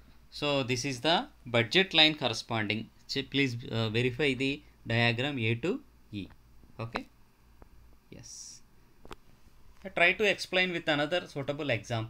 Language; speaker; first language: English; non-native, local second language; Telugu